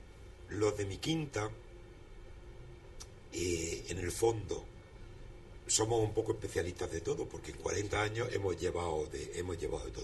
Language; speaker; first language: Spanish; native; Spanish